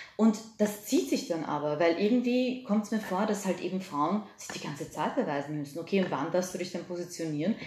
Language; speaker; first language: German; early bilingual, other home language; Serbian